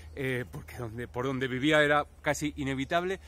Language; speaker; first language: Spanish; native; Spanish